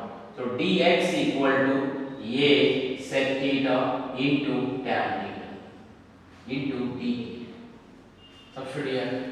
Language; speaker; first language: English; non-native, local second language; Kannada